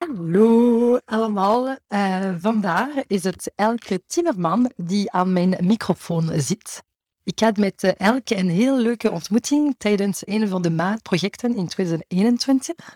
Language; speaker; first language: Dutch; non-native, fluent; French